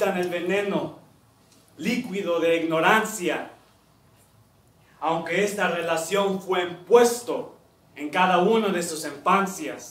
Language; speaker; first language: Spanish; early bilingual, heritage; Spanish